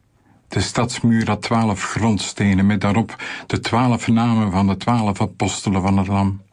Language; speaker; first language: Dutch; native; Dutch